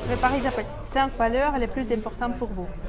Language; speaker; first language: French; non-native, fluent; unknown